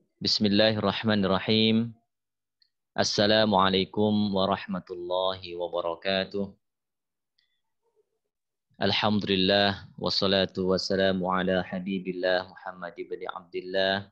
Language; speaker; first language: Arabic; non-native, fluent; Indonesian